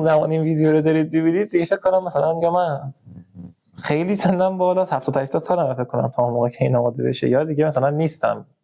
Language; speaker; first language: Persian; native; Persian